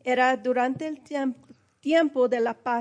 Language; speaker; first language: Spanish; early bilingual, heritage; Spanish